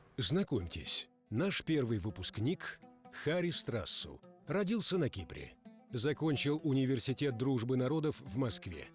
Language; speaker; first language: Russian; native; Russian